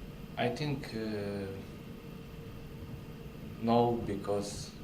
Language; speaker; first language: English; non-native, learner; Russian